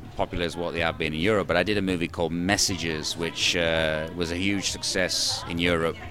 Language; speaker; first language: English; native; English